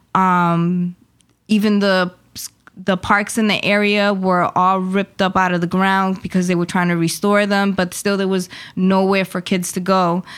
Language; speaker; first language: English; early bilingual, other home language; Spanish